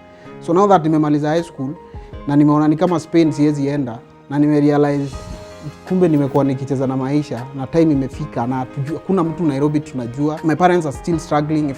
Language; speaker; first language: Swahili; native; Swahili